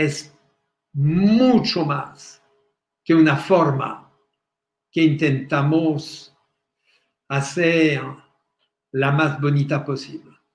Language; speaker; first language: Spanish; non-native, fluent; French